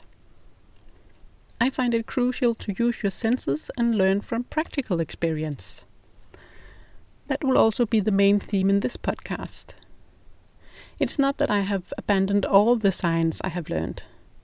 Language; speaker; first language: English; non-native, fluent; Danish